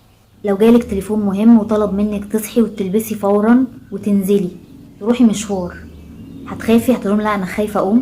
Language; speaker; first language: Arabic; native; Arabic